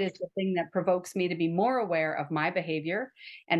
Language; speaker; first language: English; native; English